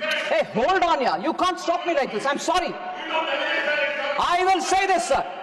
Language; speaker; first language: English; non-native, local second language; Tamil